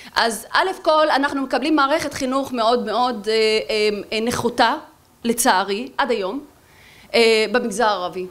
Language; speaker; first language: Hebrew; non-native, local second language; Arabic